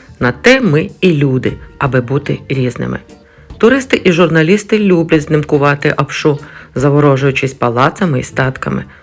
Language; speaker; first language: Ukrainian; native; Ukrainian